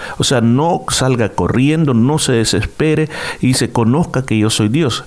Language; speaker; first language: Spanish; native; Spanish